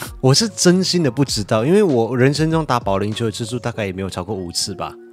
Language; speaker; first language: Chinese; native; Chinese